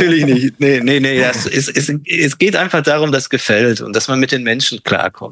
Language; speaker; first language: German; native; German